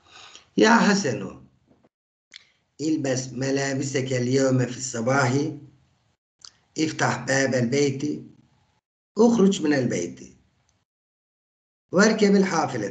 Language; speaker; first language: Arabic; non-native, fluent; Turkish